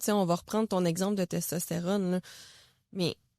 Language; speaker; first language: French; native; French